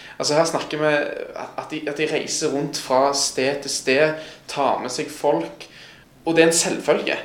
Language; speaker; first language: Norwegian; native; Norwegian